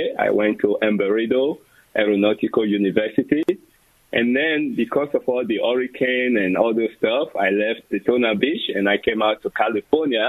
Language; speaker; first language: English; non-native, local second language; Bini